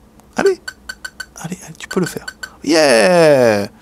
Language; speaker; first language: French; native; French